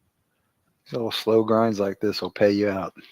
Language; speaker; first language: English; native; English